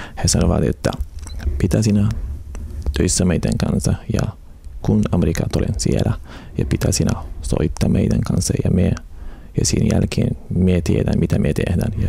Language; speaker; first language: Finnish; non-native, learner; Arabic